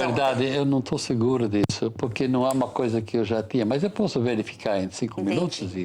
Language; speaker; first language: Portuguese; non-native, fluent; English